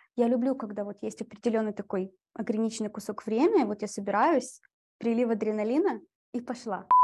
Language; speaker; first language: Russian; early bilingual, heritage; Russian